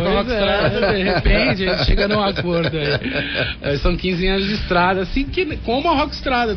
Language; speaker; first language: Portuguese; native; Portuguese